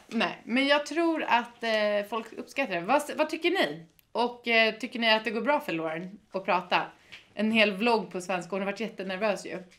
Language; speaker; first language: Swedish; native; Swedish